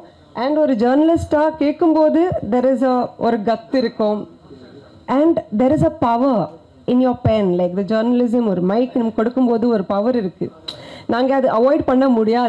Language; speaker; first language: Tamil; non-native, learner; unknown